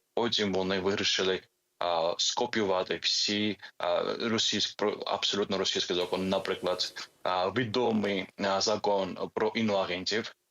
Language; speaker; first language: Ukrainian; non-native, fluent; Georgian